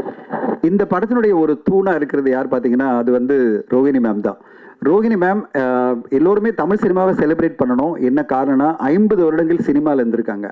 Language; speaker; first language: Tamil; native; Tamil